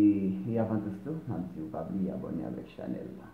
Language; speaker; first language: French; non-native, local second language; Haitian Creole